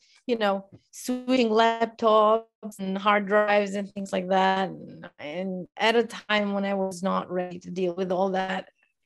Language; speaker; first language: English; non-native, fluent; Romanian